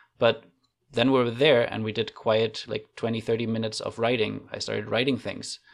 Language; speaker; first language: English; non-native, fluent; German